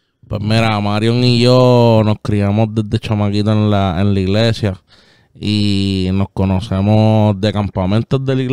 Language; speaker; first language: Spanish; native; Spanish